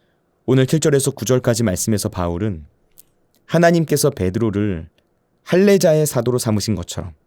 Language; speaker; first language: Korean; native; Korean